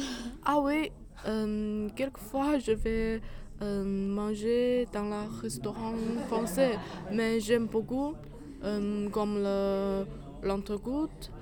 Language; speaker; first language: French; non-native, learner; Chinese